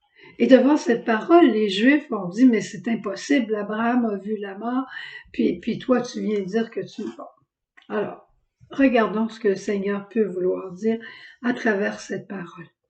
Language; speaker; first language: French; native; French